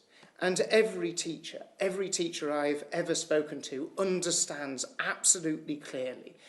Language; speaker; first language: English; native; English